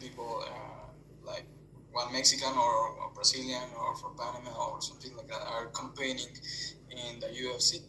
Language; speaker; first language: English; non-native, fluent; Spanish